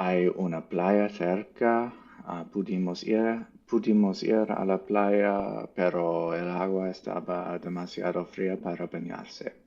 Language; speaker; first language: Spanish; non-native, learner; English